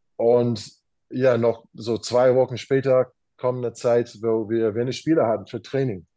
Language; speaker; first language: German; non-native, fluent; English